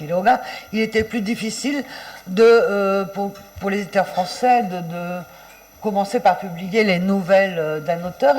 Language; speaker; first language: French; native; French